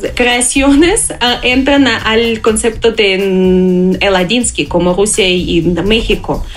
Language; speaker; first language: Spanish; non-native, learner; Russian